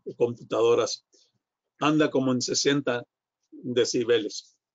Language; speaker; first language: Spanish; non-native, fluent; English